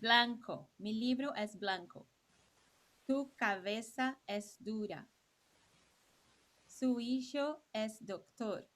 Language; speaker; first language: Spanish; non-native, learner; English